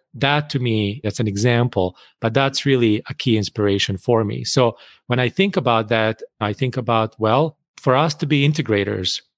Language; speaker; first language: English; non-native, fluent; Bosnian